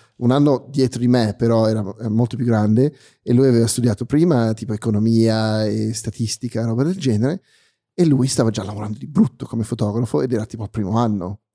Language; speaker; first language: Italian; early bilingual, heritage; Italian